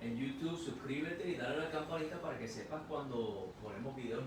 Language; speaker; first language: Spanish; native; Spanish